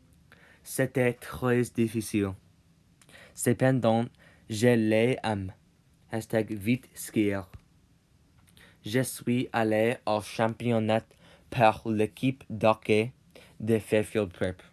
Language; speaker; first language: French; non-native, learner; English